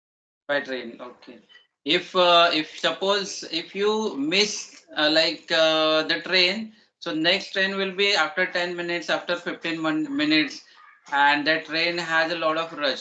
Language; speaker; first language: English; non-native, learner; Marathi